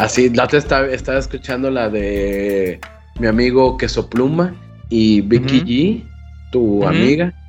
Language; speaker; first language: Spanish; native; Spanish